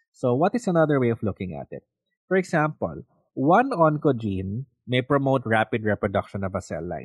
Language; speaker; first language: English; non-native, local second language; Filipino